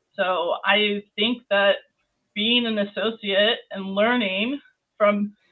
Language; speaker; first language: English; native; English